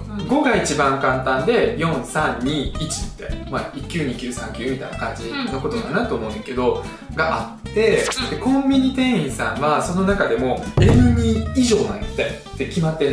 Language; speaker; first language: Japanese; early bilingual, other home language; Russian